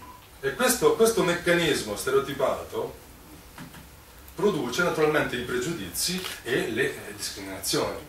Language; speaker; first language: Italian; native; Italian